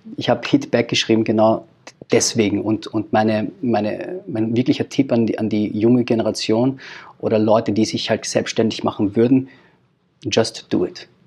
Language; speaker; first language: German; early bilingual, other home language; Filipino